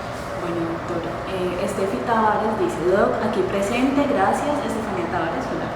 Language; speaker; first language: Spanish; native; Spanish